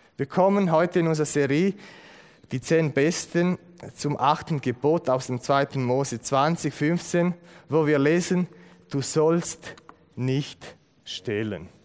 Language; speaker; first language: German; non-native, fluent; Romanian